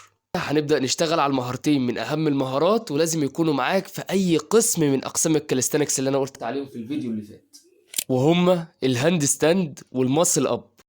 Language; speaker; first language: Arabic; native; Arabic